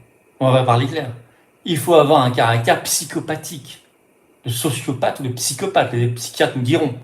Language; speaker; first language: French; native; French